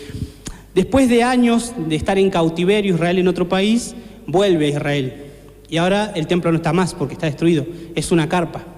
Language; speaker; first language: Spanish; native; Spanish